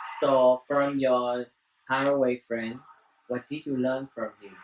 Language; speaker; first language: English; non-native, learner; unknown